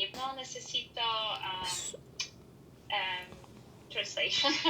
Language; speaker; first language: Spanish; non-native, learner; German